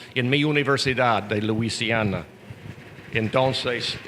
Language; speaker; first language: Spanish; non-native, learner; English